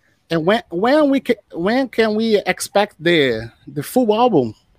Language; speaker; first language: English; non-native, fluent; Portuguese